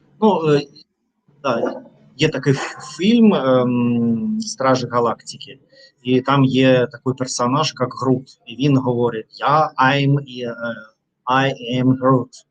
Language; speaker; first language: Ukrainian; non-native, learner; Russian